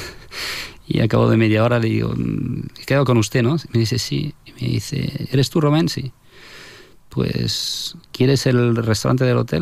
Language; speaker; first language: Spanish; non-native, fluent; French